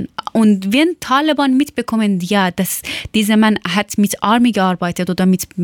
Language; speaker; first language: German; non-native, learner; Persian